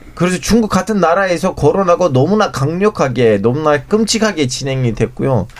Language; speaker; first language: Korean; non-native, fluent; Turkish